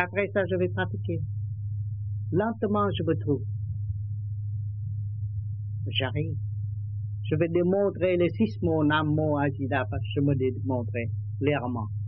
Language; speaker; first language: French; non-native, learner; Vietnamese